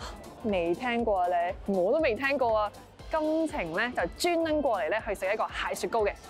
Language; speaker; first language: Cantonese; native; Cantonese